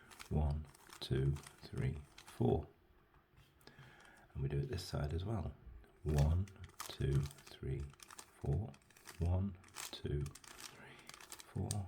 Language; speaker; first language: English; native; English